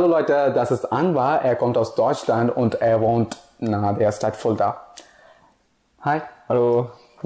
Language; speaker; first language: German; non-native, fluent; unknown